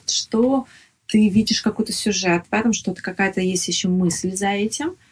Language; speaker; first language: Russian; native; Russian